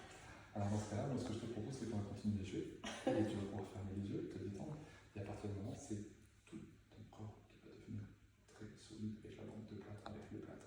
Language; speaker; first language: French; native; French